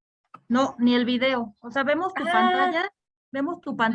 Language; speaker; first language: Spanish; native; Spanish